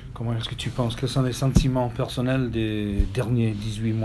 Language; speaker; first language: French; non-native, learner; English